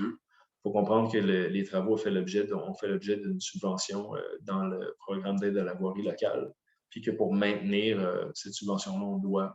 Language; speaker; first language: French; native; French